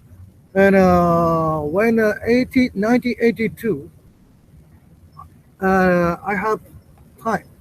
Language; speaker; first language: English; non-native, learner; Japanese